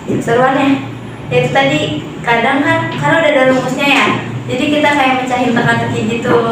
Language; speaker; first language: Indonesian; native; Indonesian